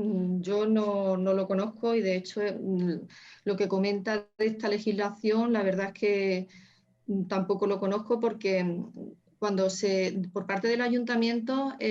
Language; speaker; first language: Spanish; native; Spanish